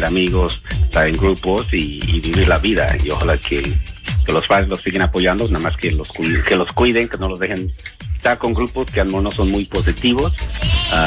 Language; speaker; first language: Spanish; early bilingual, heritage; Spanish